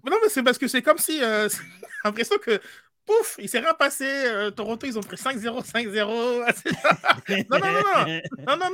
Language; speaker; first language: French; native; French